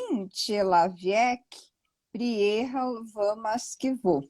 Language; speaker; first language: Russian; non-native, learner; Portuguese